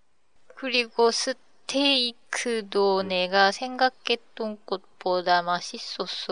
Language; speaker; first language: Korean; non-native, learner; Japanese